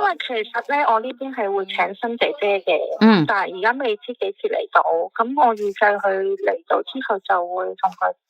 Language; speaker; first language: Cantonese; native; Cantonese